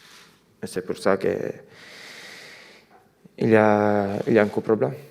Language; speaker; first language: French; non-native, fluent; Italian